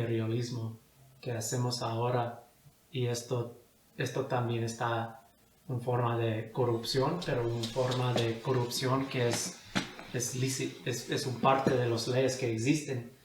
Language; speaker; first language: Spanish; non-native, fluent; English